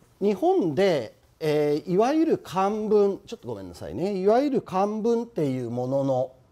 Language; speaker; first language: Japanese; native; Japanese